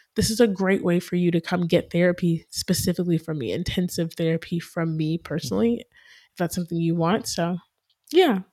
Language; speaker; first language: English; native; English